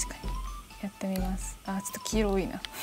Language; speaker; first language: Japanese; native; Japanese